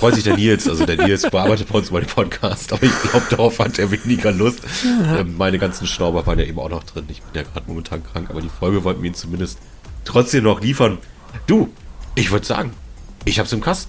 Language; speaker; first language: German; native; German